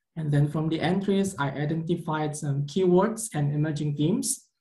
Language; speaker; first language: English; non-native, fluent; Indonesian